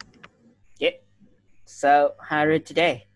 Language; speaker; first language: English; non-native, fluent; Vietnamese